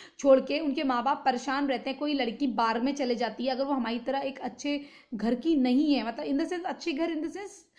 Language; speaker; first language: Hindi; native; Hindi